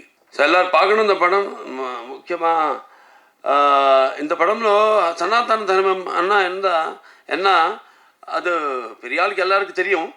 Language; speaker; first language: Tamil; non-native, local second language; Telugu